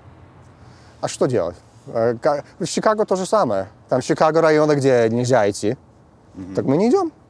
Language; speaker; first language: Russian; early bilingual, heritage; English